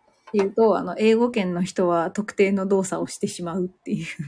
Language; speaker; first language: Japanese; native; Japanese